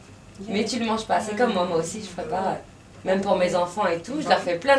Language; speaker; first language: French; native; French